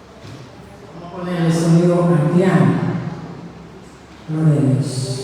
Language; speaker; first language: Spanish; native; Spanish